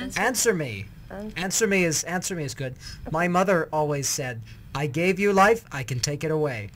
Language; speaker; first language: English; native; English